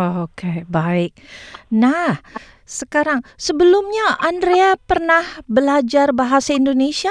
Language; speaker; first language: Indonesian; native; Indonesian